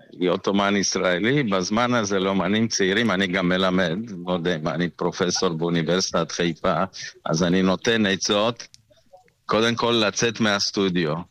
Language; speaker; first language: Hebrew; non-native, fluent; Romanian